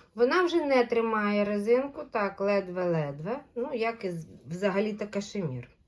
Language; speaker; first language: Ukrainian; non-native, local second language; Russian